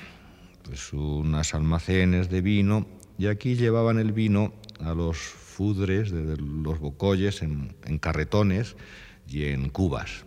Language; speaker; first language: Spanish; native; Spanish